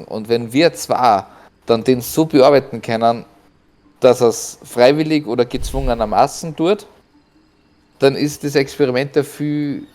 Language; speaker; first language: German; native; German